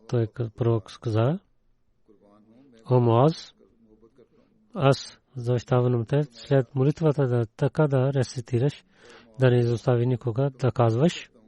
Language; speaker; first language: Bulgarian; non-native, learner; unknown